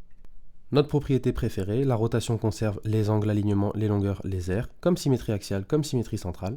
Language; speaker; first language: French; native; French